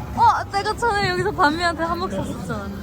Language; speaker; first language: Korean; non-native, fluent; Turkish